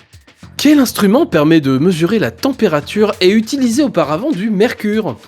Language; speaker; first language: French; native; French